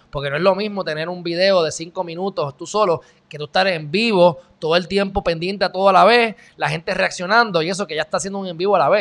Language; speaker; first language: Spanish; native; Spanish